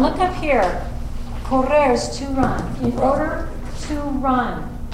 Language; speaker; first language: English; native; English